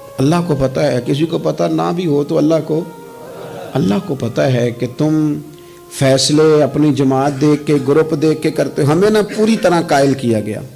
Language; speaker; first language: Urdu; non-native, local second language; Punjabi